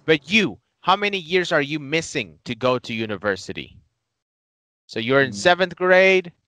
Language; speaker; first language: English; non-native, fluent; Spanish